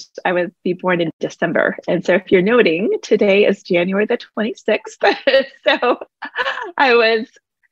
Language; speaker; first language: English; native; English